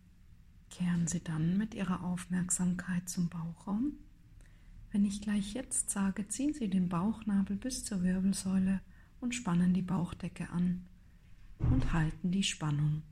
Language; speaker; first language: German; native; German